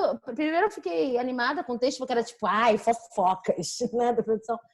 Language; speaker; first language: Portuguese; native; Portuguese